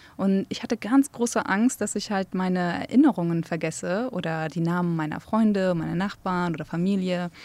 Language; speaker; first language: German; early bilingual, other home language; Central Kurdish